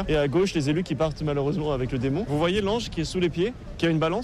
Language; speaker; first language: French; native; French